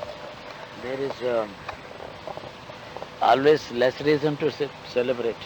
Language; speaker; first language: English; non-native, local second language; Telugu